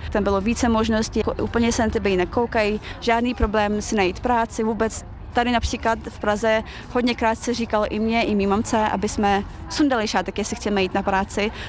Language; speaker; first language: Czech; early bilingual, heritage; Czech